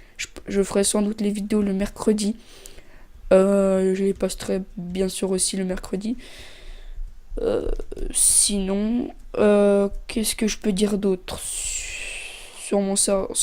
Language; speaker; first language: French; native; French